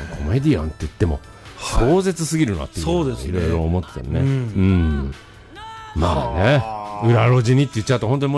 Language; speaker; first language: Japanese; native; Japanese